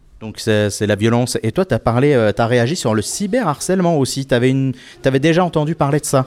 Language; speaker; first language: French; native; French